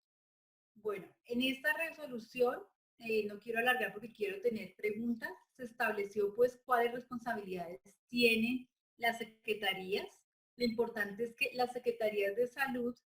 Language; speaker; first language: Spanish; native; Spanish